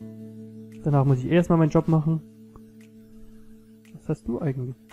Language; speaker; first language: German; native; German